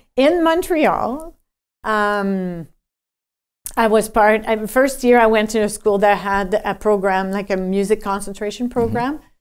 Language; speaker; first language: English; non-native, fluent; French